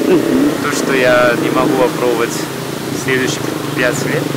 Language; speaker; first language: Russian; non-native, learner; Korean